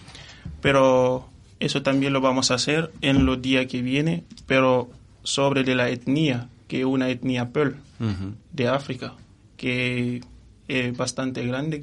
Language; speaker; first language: Spanish; non-native, fluent; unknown